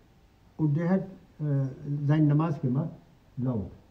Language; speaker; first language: German; non-native, fluent; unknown